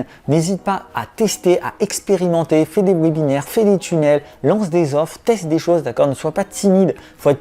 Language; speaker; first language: French; native; French